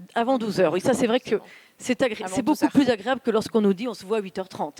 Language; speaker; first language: French; native; French